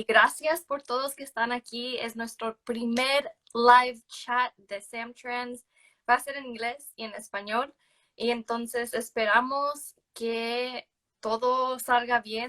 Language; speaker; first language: Spanish; early bilingual, other home language; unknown